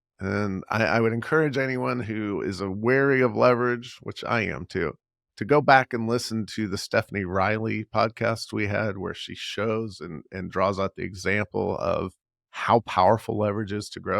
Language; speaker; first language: English; native; English